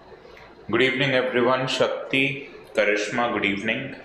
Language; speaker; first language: English; non-native, local second language; Hindi